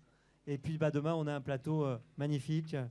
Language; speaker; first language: French; native; French